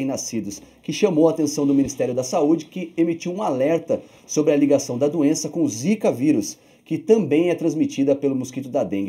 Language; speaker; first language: Portuguese; native; Portuguese